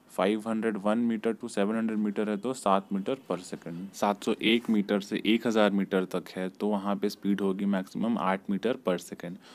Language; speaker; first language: Hindi; native; Hindi